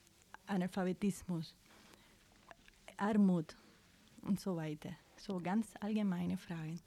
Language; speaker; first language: German; non-native, fluent; Spanish